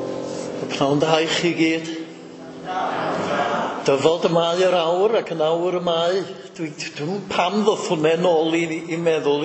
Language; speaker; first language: Welsh; native; Welsh